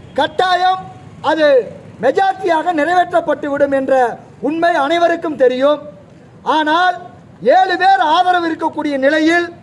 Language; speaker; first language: Tamil; native; Tamil